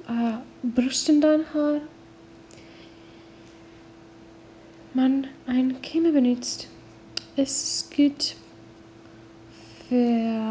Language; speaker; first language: German; non-native, learner; English